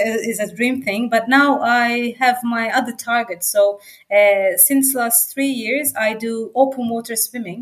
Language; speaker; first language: English; non-native, fluent; Turkish